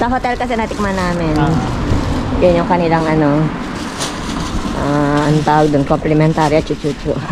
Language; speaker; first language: Filipino; native; Filipino